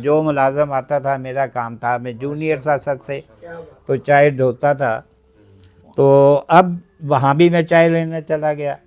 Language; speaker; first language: Urdu; non-native, local second language; Punjabi